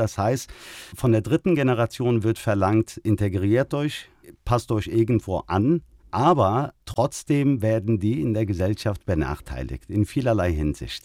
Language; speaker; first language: German; early bilingual, other home language; Turkish